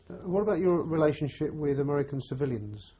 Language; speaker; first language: English; native; English